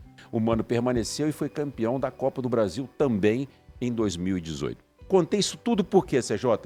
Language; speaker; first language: Portuguese; native; Portuguese